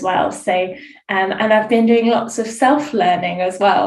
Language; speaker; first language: English; native; English